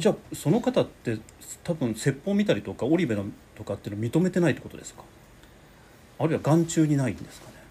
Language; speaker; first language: Japanese; native; Japanese